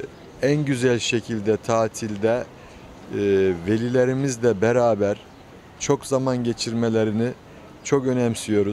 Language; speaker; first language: Turkish; native; Turkish